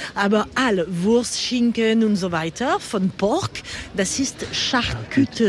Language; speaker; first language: German; non-native, learner; French